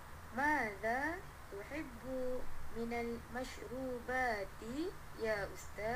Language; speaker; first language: Arabic; non-native, learner; Malay